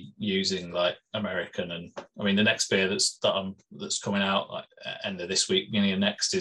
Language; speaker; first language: English; native; English